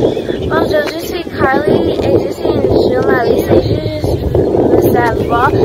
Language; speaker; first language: French; non-native, learner; English